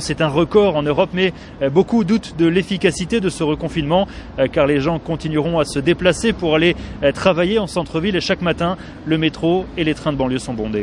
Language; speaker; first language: French; native; French